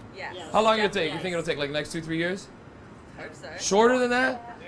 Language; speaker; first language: English; native; English